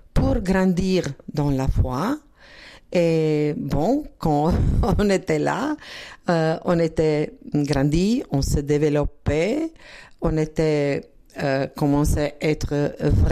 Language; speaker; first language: French; non-native, learner; Croatian